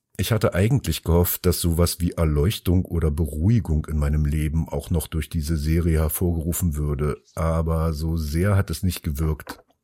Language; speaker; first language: German; early bilingual, other home language; Finnish